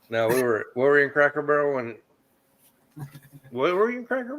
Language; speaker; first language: English; native; English